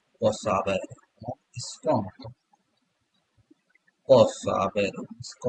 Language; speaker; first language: Italian; non-native, learner; Bangla